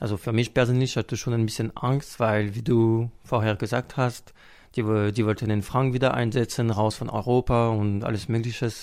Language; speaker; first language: German; non-native, fluent; French